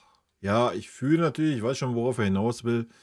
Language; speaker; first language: German; native; German